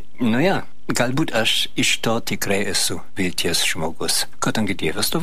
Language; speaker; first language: Lithuanian; non-native, fluent; German